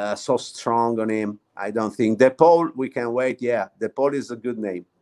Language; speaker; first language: English; non-native, fluent; Italian